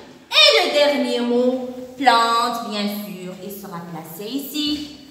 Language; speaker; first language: French; non-native, local second language; Arabic